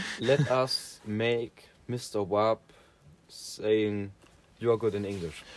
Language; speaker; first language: English; non-native, learner; German